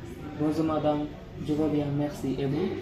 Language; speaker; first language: French; non-native, learner; Bangla